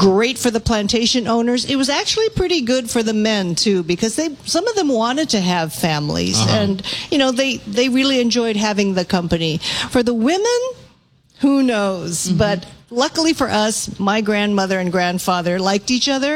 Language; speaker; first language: English; native; English